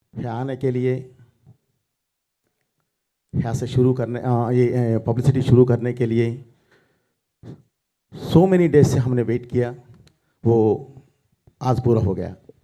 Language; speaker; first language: Hindi; non-native, learner; Telugu